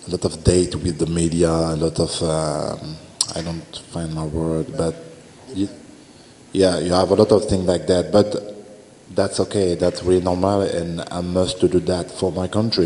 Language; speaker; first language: English; non-native, learner; French